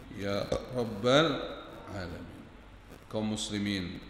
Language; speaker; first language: Indonesian; native; Indonesian